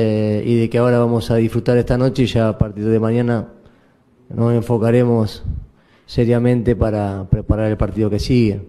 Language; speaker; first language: Spanish; native; Spanish